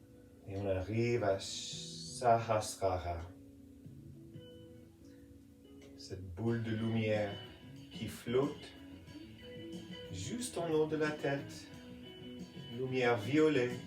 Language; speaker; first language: French; non-native, fluent; English